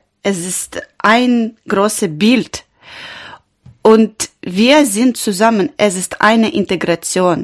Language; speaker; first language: German; non-native, learner; Ukrainian